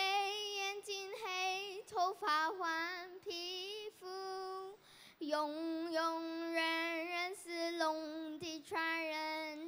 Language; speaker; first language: Chinese; early bilingual, heritage; Chinese